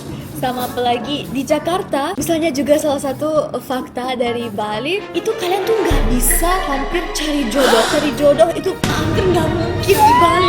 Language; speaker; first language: Indonesian; non-native, fluent; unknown